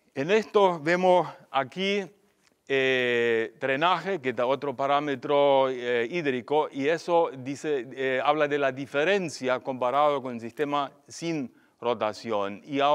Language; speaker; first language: Spanish; non-native, fluent; German